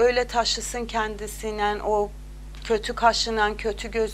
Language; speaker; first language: Turkish; non-native, learner; Azerbaijani